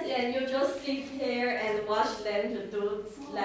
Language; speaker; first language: English; non-native, learner; Chinese